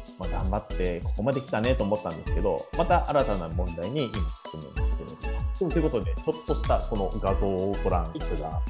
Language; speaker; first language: Japanese; native; Japanese